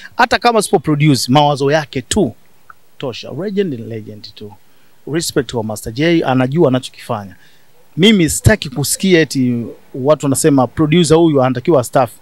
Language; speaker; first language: Swahili; native; Swahili